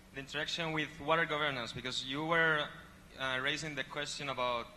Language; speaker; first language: English; non-native, fluent; Spanish